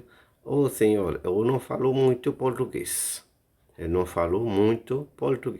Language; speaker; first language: Portuguese; non-native, learner; Haitian Creole